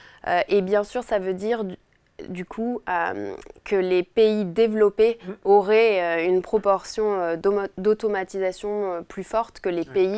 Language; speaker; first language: French; native; French